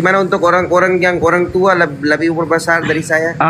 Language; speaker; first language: Indonesian; non-native, learner; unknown